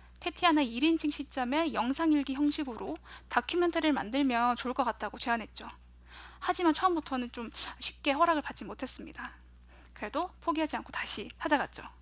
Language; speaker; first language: Korean; native; Korean